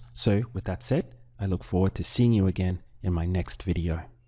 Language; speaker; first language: English; native; English